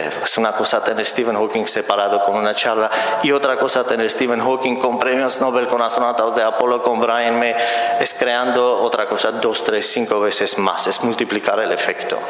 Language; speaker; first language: Spanish; non-native, fluent; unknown